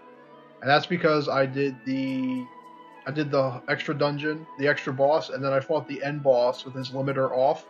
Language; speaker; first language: English; native; English